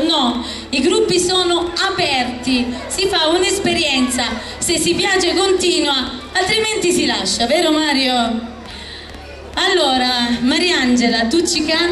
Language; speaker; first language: Italian; native; Italian